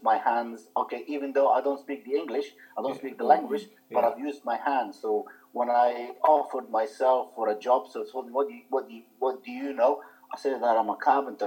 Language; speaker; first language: English; non-native, fluent; Arabic